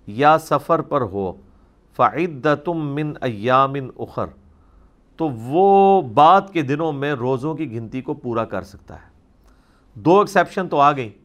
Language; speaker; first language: Urdu; native; Urdu